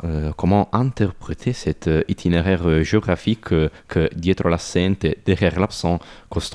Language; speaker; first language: French; non-native, fluent; Italian